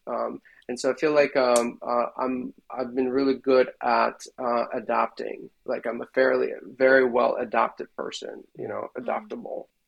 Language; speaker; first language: English; non-native, fluent; Russian